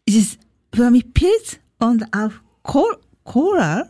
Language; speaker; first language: German; non-native, learner; Japanese